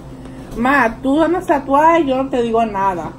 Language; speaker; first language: Spanish; early bilingual, heritage; Spanish